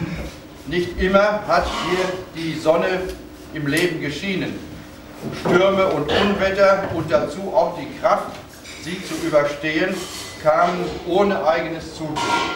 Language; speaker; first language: German; native; German